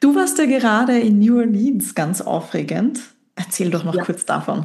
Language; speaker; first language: German; native; German